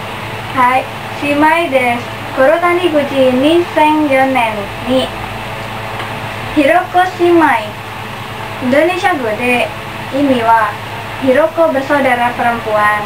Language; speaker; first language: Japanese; non-native, learner; Indonesian